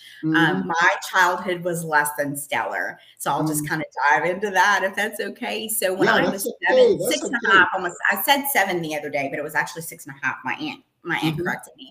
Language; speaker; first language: English; native; English